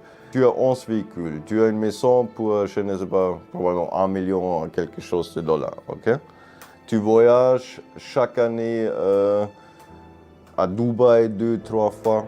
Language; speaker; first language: French; non-native, fluent; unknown